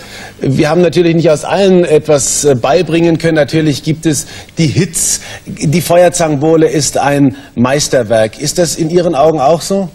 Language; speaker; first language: German; native; German